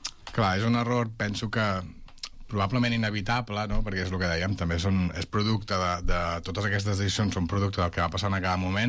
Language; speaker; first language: Catalan; native; Catalan